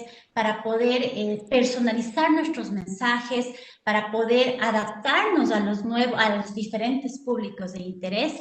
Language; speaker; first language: Spanish; native; Spanish